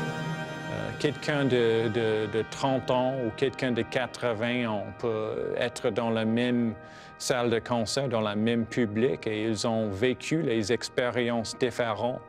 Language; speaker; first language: French; non-native, fluent; English